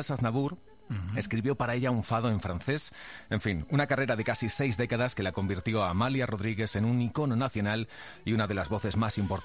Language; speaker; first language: Spanish; native; Spanish